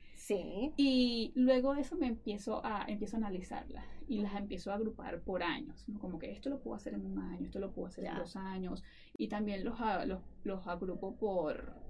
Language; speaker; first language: Spanish; native; Spanish